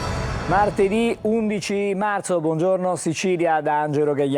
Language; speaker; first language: Italian; native; Italian